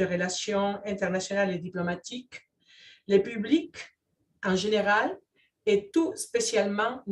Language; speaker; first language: French; non-native, fluent; Spanish